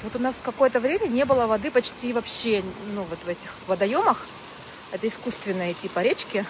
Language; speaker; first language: Russian; native; Russian